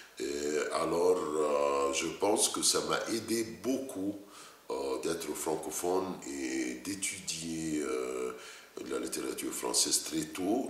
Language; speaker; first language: French; non-native, fluent; Arabic